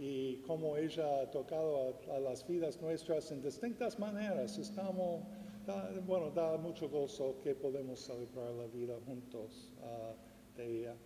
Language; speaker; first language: Spanish; non-native, fluent; English